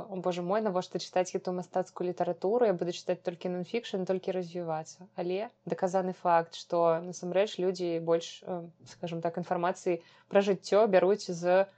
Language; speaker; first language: Belarusian; native; Belarusian